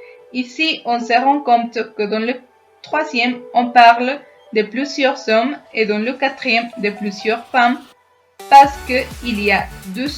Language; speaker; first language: French; non-native, fluent; Spanish